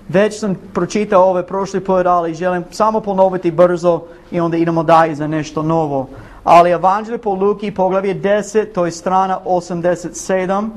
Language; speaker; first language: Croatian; non-native, learner; English